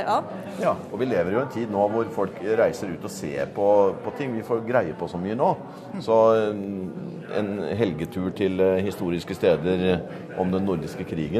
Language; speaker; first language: Norwegian; native; Norwegian